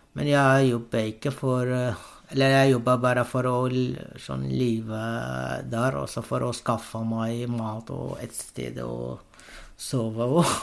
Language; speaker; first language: Norwegian; non-native, fluent; Arabic